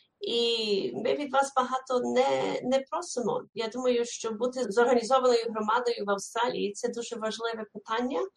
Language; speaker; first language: Ukrainian; early bilingual, heritage; Ukrainian